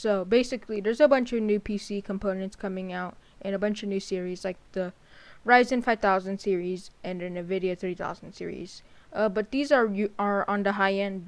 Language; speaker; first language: English; native; English